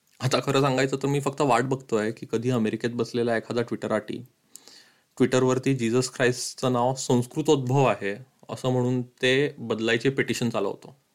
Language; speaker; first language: Marathi; early bilingual, heritage; Marathi